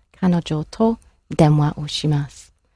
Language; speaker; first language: Japanese; non-native, fluent; English